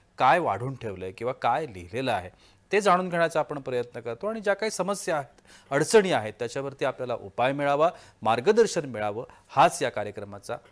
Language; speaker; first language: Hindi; non-native, local second language; Marathi